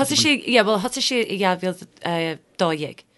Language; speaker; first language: Irish; non-native, local second language; English